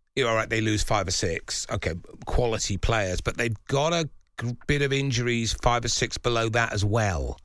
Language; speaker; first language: English; native; English